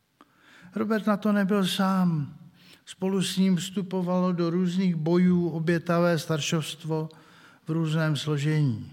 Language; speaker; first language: Czech; native; Czech